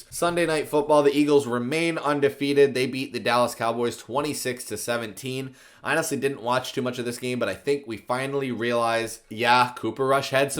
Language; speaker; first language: English; native; English